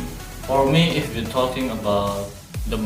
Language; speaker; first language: English; non-native, learner; Indonesian